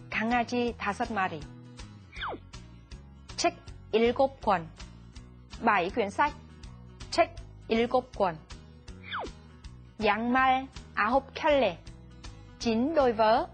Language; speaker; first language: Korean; non-native, fluent; Vietnamese